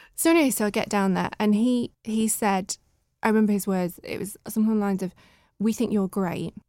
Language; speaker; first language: English; native; English